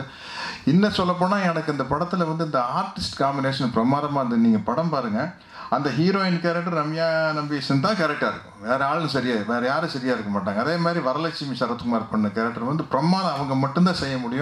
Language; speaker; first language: Tamil; native; Tamil